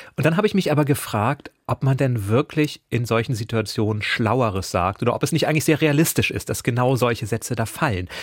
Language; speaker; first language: German; native; German